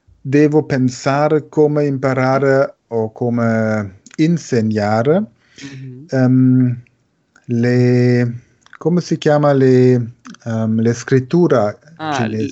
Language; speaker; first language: Italian; non-native, learner; German